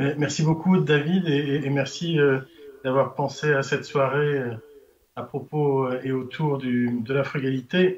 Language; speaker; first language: French; native; French